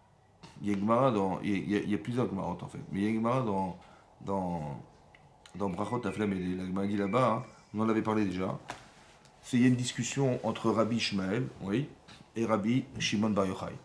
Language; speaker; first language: French; native; French